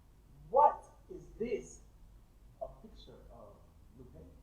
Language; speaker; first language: English; non-native, fluent; Thai